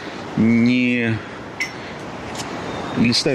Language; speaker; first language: Russian; native; Russian